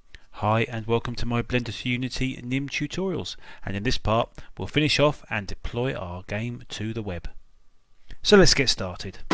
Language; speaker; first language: English; native; English